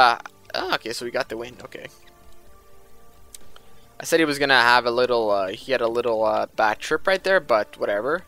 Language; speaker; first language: English; native; English